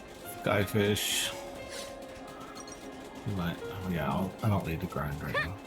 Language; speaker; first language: English; native; English